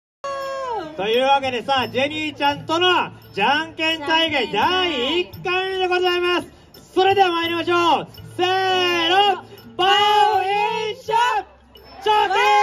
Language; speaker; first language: Japanese; native; Japanese